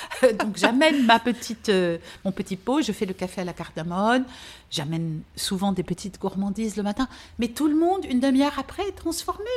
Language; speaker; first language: French; native; French